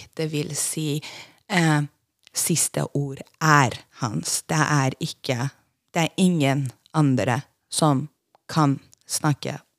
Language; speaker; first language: Norwegian; non-native, fluent; Persian